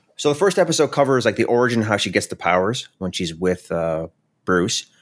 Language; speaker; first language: English; native; English